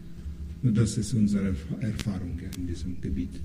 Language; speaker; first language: German; non-native, fluent; Russian